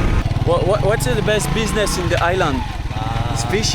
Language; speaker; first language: English; non-native, learner; French